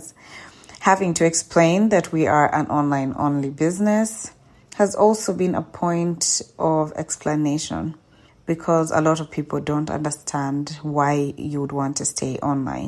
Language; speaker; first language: English; non-native, local second language; Ganda